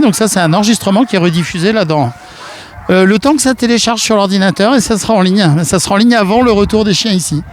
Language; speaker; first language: French; native; French